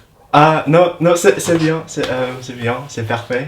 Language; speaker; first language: French; non-native, learner; English